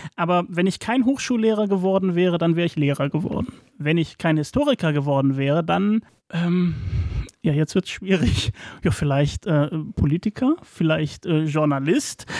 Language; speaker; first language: German; native; German